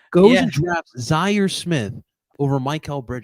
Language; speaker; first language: English; native; English